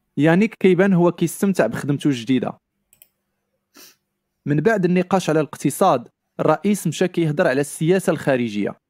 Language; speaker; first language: Arabic; non-native, learner; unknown